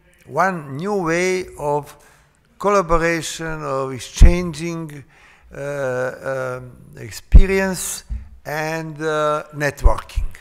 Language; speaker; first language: English; non-native, fluent; Serbian